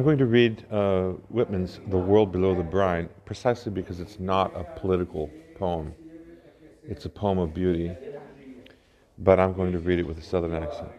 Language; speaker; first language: English; native; English